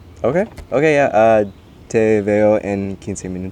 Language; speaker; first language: Spanish; non-native, learner; English